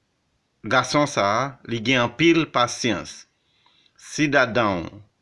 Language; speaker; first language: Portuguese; non-native, fluent; Haitian Creole